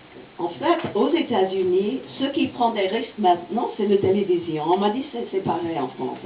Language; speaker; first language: French; non-native, fluent; English